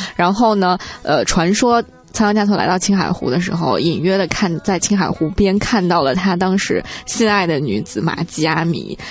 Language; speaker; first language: Chinese; native; Chinese